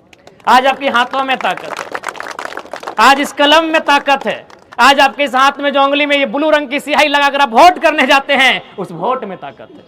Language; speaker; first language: Hindi; non-native, local second language; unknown